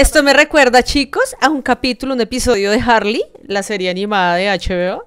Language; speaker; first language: Spanish; native; Spanish